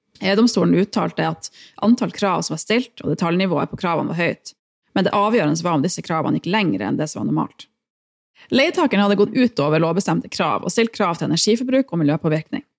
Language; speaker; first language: Norwegian; native; Norwegian